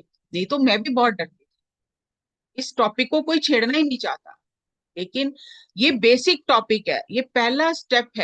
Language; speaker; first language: Hindi; native; Hindi